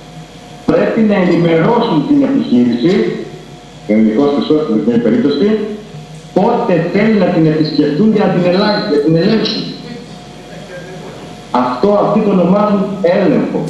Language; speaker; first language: Greek; native; Greek